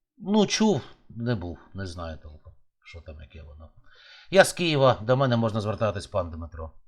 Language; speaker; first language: Ukrainian; native; Ukrainian